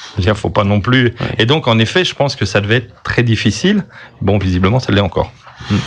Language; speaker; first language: French; native; French